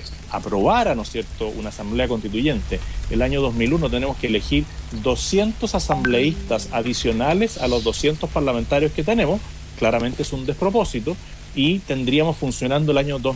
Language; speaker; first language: Spanish; native; Spanish